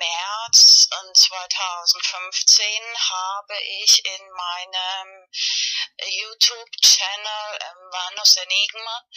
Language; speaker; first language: German; non-native, learner; Spanish